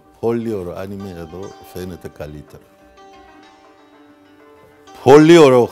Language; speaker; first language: Greek; non-native, fluent; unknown